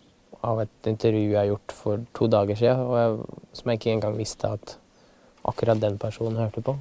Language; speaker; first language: Norwegian; early bilingual, other home language; Russian